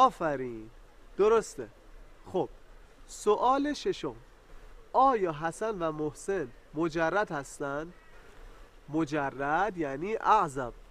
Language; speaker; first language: Persian; non-native, fluent; Arabic